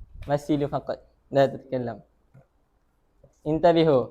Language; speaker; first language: Arabic; non-native, learner; Malay